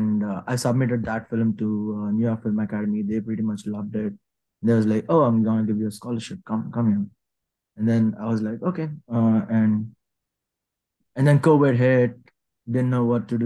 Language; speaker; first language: English; non-native, local second language; Telugu